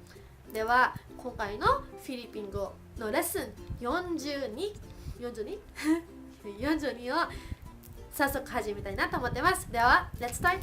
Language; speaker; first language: Japanese; early bilingual, other home language; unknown